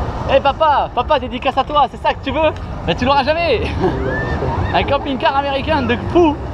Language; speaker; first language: French; native; French